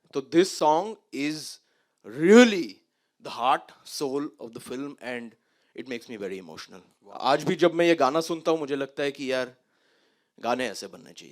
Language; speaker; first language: Hindi; native; Hindi